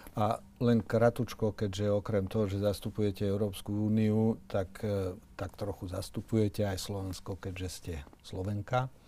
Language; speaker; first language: Slovak; native; Slovak